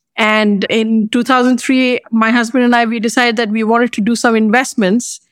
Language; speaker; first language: English; non-native, local second language; Bangla